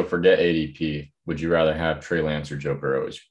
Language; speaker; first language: English; native; English